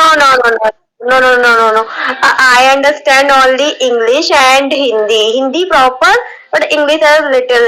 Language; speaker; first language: English; non-native, learner; Hindi